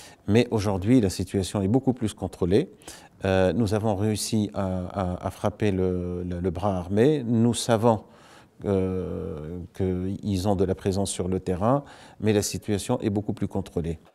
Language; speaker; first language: French; non-native, local second language; Arabic